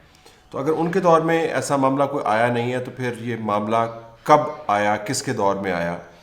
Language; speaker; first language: Urdu; native; Urdu